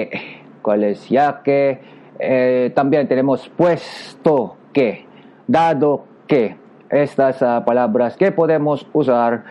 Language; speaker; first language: Spanish; non-native, learner; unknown